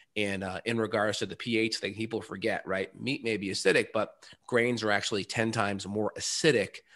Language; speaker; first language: English; native; English